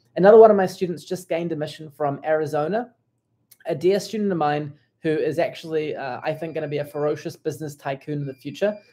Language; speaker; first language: English; native; English